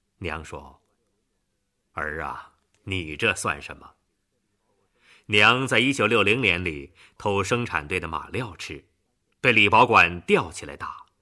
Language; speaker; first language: Chinese; native; Chinese